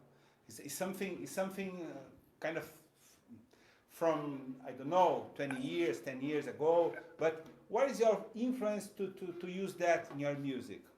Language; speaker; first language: English; non-native, fluent; Portuguese